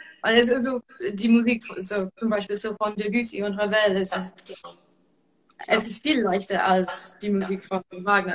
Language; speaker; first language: German; non-native, fluent; English